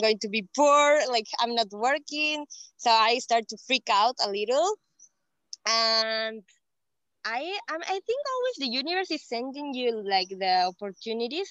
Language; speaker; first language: English; non-native, fluent; Spanish